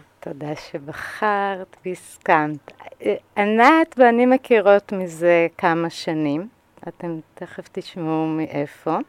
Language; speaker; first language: Hebrew; native; Hebrew